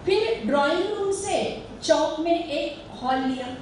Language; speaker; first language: Hindi; non-native, local second language; Marathi